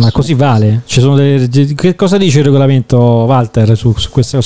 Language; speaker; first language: Italian; native; Italian